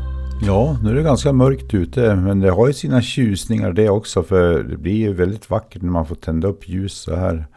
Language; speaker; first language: Swedish; native; Swedish